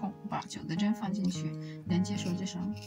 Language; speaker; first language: Chinese; native; Chinese